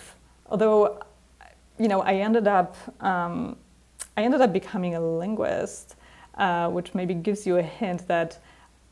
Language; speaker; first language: English; non-native, fluent; Polish